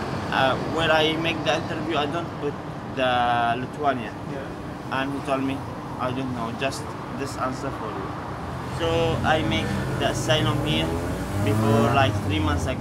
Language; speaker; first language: English; non-native, learner; Arabic